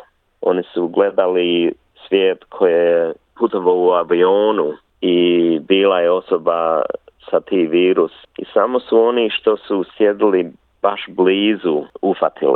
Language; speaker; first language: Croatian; early bilingual, heritage; Bosnian